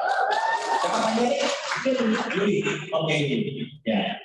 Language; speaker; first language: Indonesian; native; Indonesian